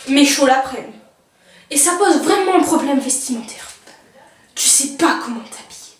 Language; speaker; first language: French; native; French